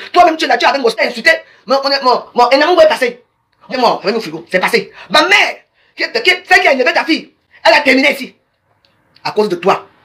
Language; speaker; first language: French; native; French